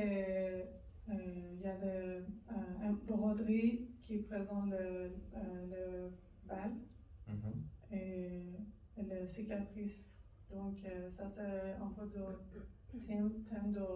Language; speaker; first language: French; non-native, learner; Persian